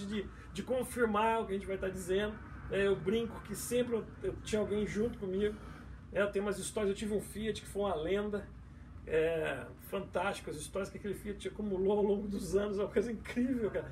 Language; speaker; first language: Portuguese; native; Portuguese